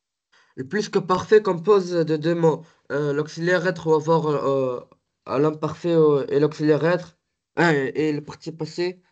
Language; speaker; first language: French; non-native, learner; Arabic